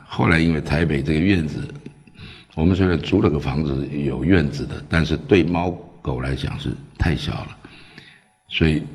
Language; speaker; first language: Chinese; early bilingual, other home language; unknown